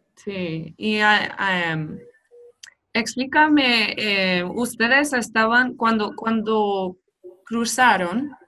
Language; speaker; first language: Spanish; non-native, fluent; English